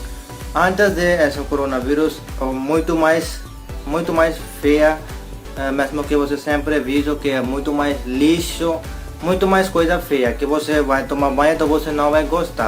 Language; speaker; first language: Portuguese; non-native, learner; Hindi